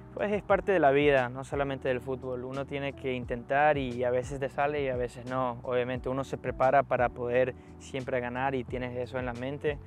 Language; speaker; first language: Spanish; early bilingual, heritage; Spanish